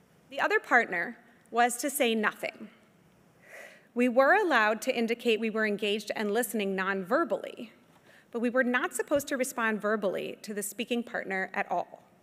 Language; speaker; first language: English; native; English